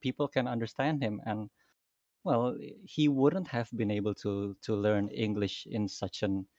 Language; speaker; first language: English; non-native, fluent; Indonesian